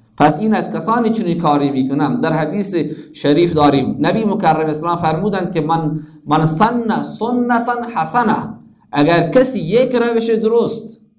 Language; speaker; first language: Persian; non-native, local second language; Baluchi